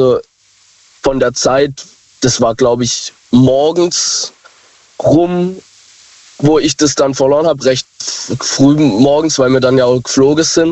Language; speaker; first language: German; native; German